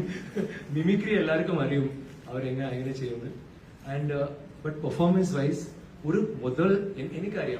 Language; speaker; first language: Malayalam; non-native, learner; Tamil